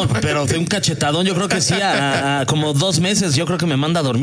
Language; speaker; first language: Spanish; native; Spanish